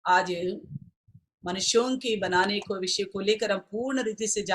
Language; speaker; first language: Hindi; non-native, local second language; Telugu